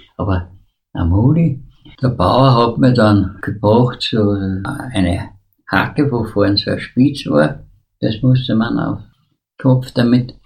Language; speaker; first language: German; native; German